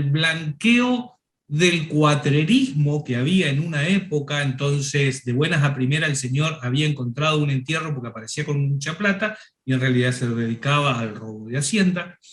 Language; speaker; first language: Spanish; native; Spanish